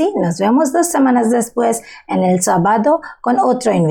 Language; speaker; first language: Spanish; non-native, learner; Bangla